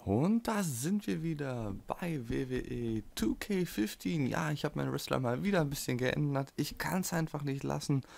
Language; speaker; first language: German; native; German